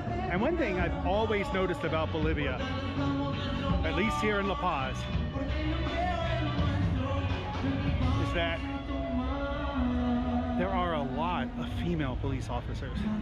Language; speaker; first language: English; native; English